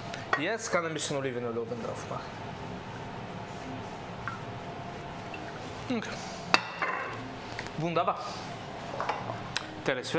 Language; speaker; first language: German; non-native, learner; Italian